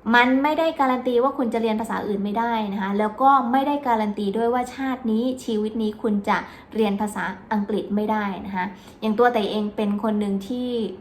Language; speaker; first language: Thai; native; Thai